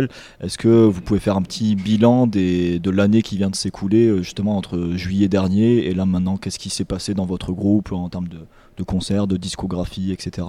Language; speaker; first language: French; native; French